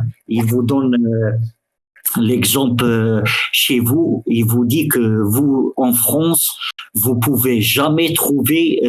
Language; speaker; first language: French; early bilingual, other home language; Arabic